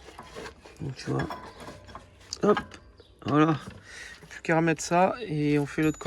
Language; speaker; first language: French; native; French